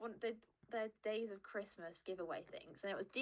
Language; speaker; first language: English; native; English